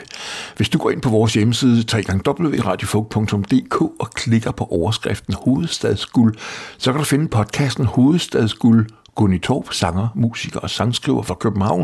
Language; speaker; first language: Danish; native; Danish